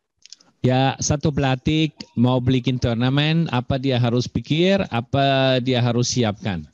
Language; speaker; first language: Indonesian; non-native, fluent; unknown